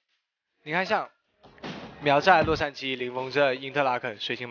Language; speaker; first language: Chinese; native; Chinese